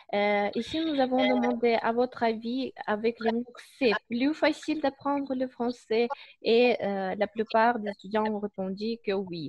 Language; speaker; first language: French; non-native, fluent; Russian